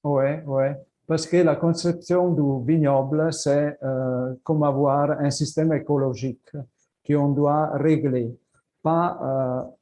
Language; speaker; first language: French; non-native, fluent; Italian